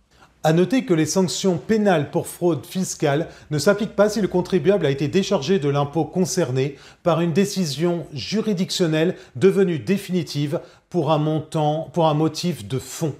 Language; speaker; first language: French; native; French